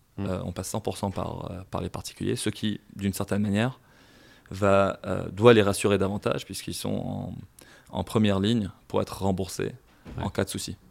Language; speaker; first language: French; non-native, local second language; Arabic